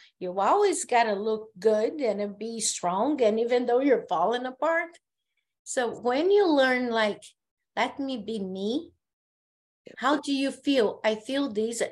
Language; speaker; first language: English; non-native, fluent; Portuguese